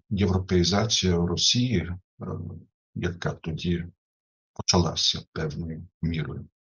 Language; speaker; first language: Ukrainian; non-native, fluent; German